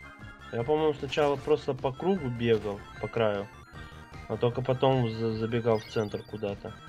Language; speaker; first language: Russian; native; Russian